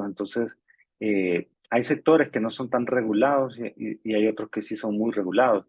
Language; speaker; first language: Spanish; native; Spanish